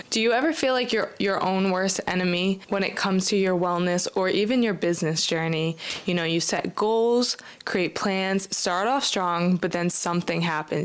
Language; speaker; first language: English; native; English